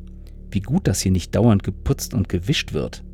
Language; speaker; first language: German; native; German